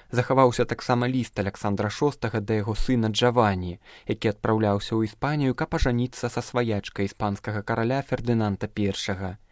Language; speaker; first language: Belarusian; native; Belarusian